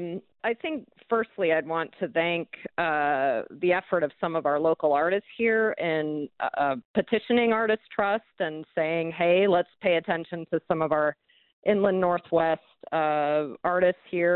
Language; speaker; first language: English; native; English